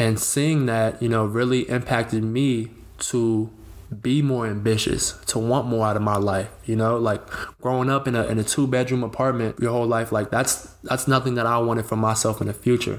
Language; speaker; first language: English; native; English